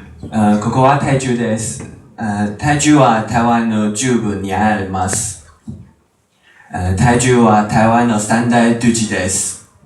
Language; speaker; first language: Japanese; non-native, learner; Chinese